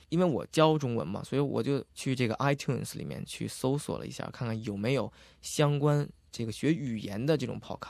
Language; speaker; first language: Chinese; native; Chinese